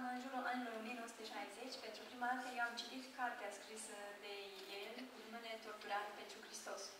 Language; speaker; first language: Romanian; non-native, fluent; Japanese